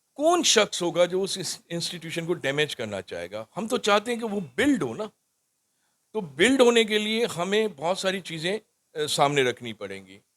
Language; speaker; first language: Urdu; non-native, local second language; Sindhi